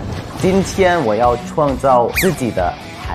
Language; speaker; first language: Chinese; non-native, learner; Thai